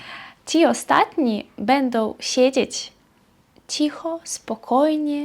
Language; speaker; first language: Polish; non-native, fluent; Belarusian